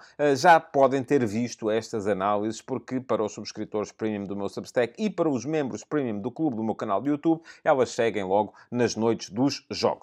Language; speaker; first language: Portuguese; native; Portuguese